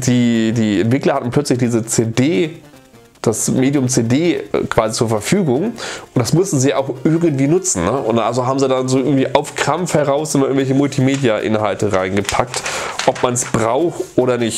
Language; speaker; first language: German; native; German